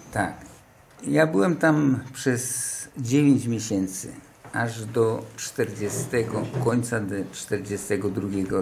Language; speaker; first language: Polish; early bilingual, heritage; Polish